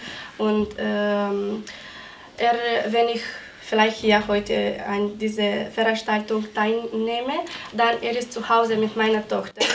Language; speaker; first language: German; non-native, fluent; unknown